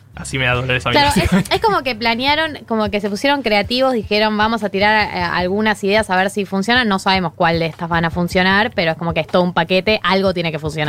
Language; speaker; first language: Spanish; native; Spanish